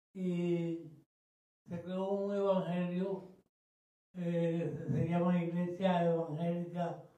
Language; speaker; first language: Spanish; native; Spanish